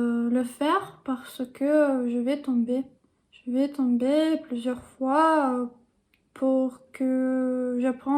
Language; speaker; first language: French; non-native, learner; English